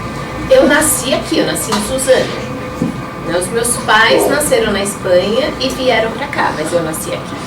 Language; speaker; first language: Portuguese; early bilingual, other home language; Spanish